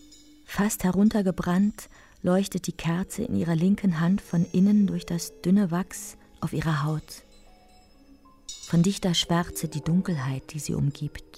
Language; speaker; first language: German; native; German